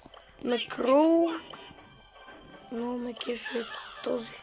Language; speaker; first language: Bulgarian; native; Bulgarian